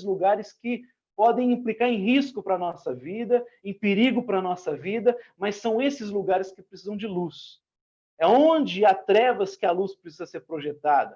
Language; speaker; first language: Portuguese; native; Portuguese